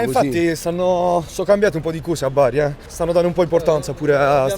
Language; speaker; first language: Italian; native; Italian